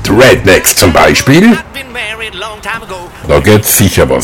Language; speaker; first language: German; native; German